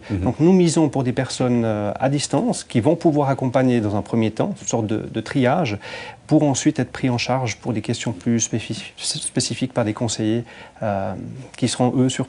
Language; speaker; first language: French; native; French